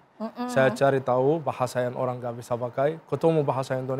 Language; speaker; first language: Indonesian; non-native, fluent; Arabic